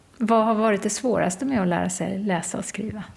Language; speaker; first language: Swedish; native; Swedish